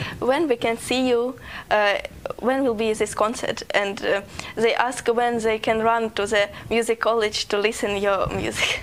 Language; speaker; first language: English; non-native, learner; Ukrainian